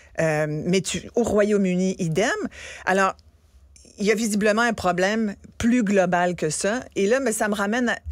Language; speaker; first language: French; native; French